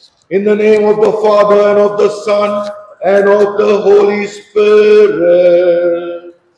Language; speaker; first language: English; non-native, local second language; Konkani